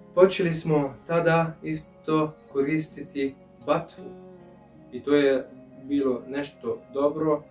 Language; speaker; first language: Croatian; early bilingual, heritage; English